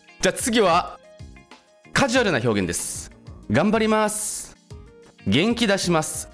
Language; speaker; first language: Japanese; non-native, fluent; Korean